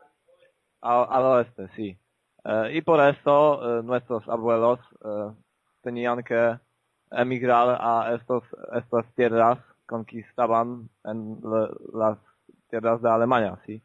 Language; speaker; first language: Spanish; non-native, learner; Polish